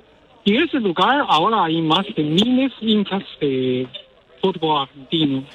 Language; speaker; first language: Spanish; non-native, learner; Chinese